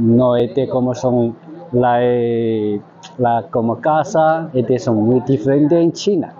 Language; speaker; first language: Spanish; non-native, learner; Chinese